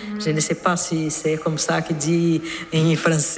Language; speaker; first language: French; non-native, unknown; Portuguese